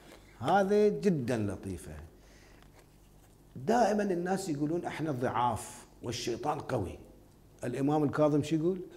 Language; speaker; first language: Arabic; native; Arabic